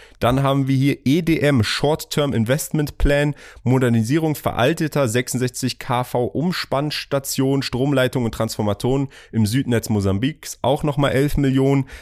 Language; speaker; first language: German; early bilingual, other home language; Persian